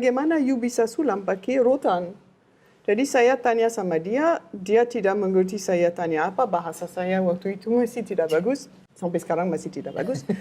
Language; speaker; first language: Indonesian; non-native, learner; French